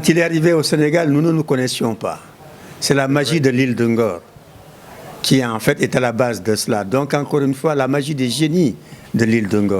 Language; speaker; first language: French; non-native, local second language; Wolof